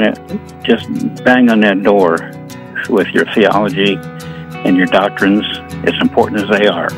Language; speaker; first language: English; native; English